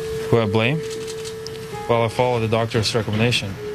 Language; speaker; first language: English; non-native, fluent; Swedish